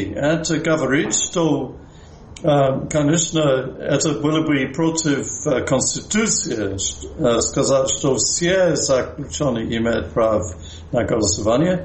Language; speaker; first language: Russian; non-native, fluent; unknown